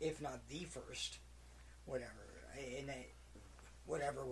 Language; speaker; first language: English; native; English